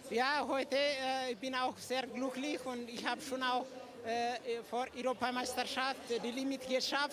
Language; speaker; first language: German; non-native, learner; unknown